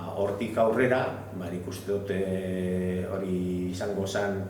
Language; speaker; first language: Basque; non-native, local second language; Spanish